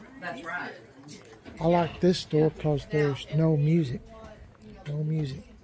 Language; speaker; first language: English; native; English